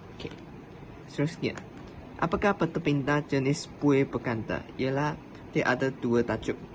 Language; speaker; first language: Malay; non-native, local second language; Chinese